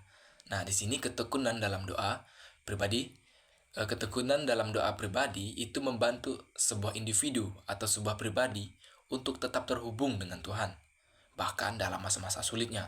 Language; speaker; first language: Indonesian; native; Indonesian